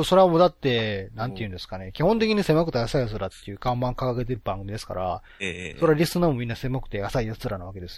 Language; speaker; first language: Japanese; native; Japanese